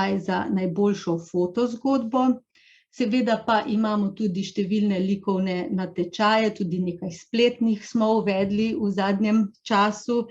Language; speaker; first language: Slovenian; native; Slovenian